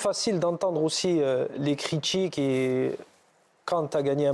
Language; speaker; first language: French; native; French